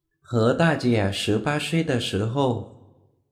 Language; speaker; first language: Chinese; non-native, fluent; Vietnamese